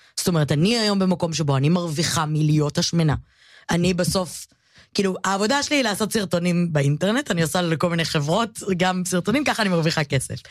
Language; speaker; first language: Hebrew; early bilingual, other home language; Amharic